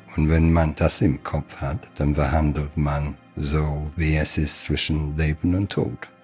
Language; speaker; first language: German; non-native, fluent; English